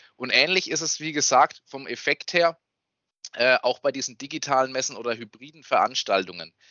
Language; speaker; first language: German; native; German